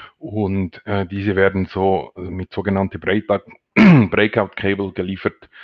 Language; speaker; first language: German; non-native, local second language; French